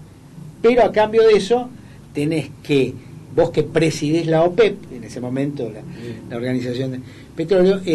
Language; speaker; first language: Spanish; native; Spanish